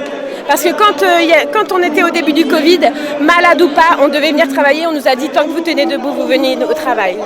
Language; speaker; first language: French; native; French